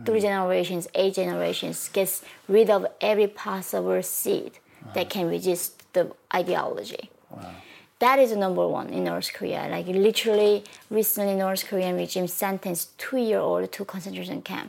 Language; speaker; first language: English; non-native, fluent; Korean